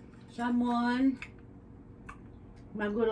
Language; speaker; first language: Japanese; non-native, fluent; Filipino